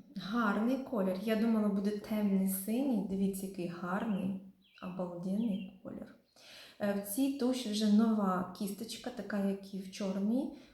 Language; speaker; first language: Ukrainian; non-native, local second language; Russian